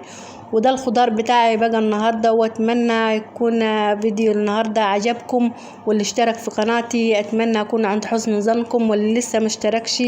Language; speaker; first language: Arabic; native; Arabic